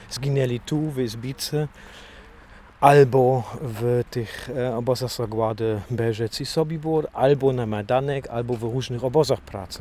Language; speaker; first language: Polish; non-native, fluent; German